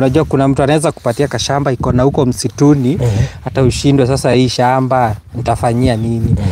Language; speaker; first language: Swahili; non-native, local second language; Luo (Kenya and Tanzania)